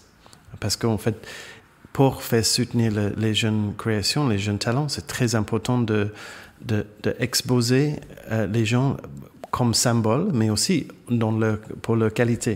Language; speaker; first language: French; non-native, fluent; English